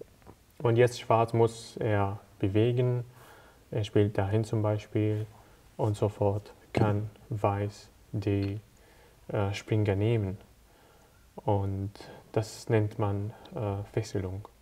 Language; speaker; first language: German; non-native, learner; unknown